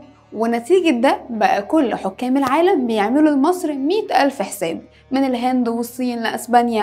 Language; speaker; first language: Arabic; native; Arabic